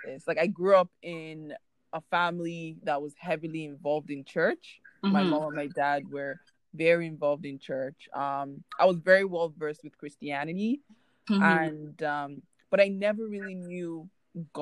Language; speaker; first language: English; non-native, local second language; Igbo